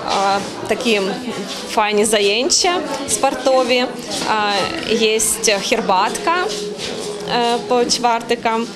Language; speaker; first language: Polish; non-native, learner; Ukrainian